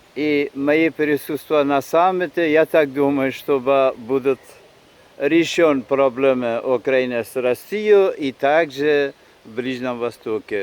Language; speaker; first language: Russian; non-native, fluent; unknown